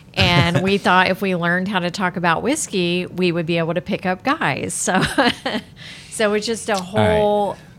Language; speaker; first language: English; native; English